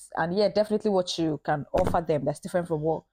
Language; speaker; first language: English; non-native, local second language; Yoruba